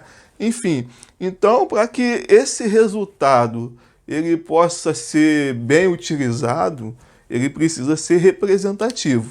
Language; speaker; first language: Portuguese; native; Portuguese